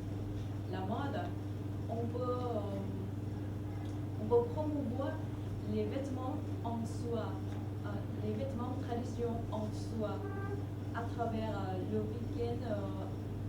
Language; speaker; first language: French; non-native, fluent; Thai